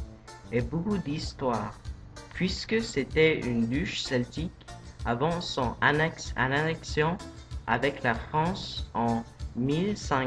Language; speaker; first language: French; non-native, learner; English